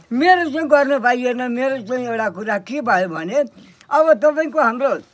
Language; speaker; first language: Nepali; native; Nepali